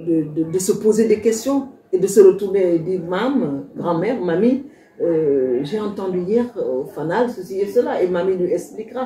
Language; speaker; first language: French; non-native, local second language; Wolof